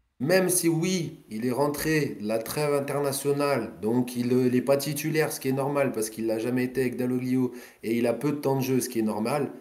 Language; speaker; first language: French; native; French